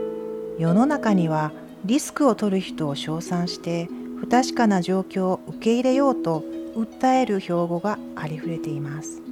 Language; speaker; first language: Japanese; native; Japanese